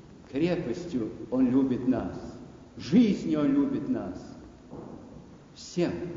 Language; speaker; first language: Russian; native; Russian